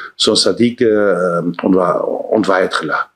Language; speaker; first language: French; non-native, learner; Dutch